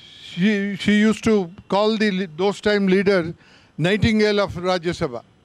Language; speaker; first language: English; non-native, local second language; Telugu